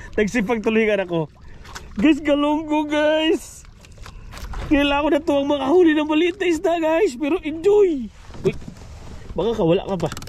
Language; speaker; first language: Filipino; non-native, local second language; Iloko